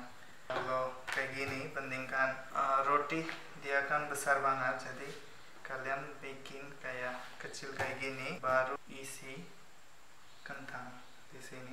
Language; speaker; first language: Indonesian; non-native, fluent; Bangla